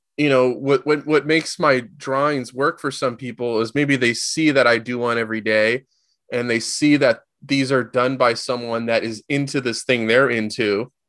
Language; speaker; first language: English; native; English